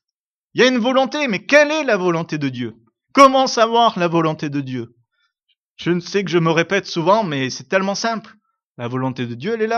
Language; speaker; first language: French; native; French